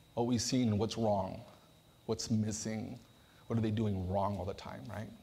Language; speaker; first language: English; native; English